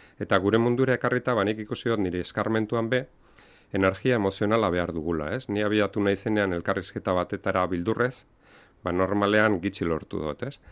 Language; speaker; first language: Basque; non-native, local second language; Spanish